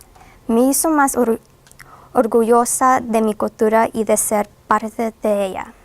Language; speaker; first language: Spanish; non-native, fluent; English